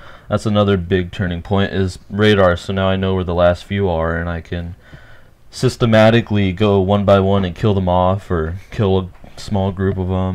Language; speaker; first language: English; native; English